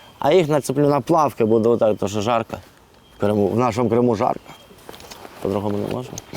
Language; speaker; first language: Ukrainian; non-native, local second language; Russian